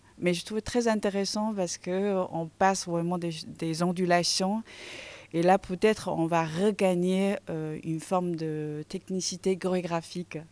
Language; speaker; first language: French; non-native, fluent; Chinese